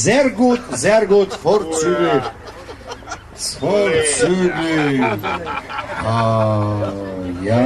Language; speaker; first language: German; non-native, learner; Slovenian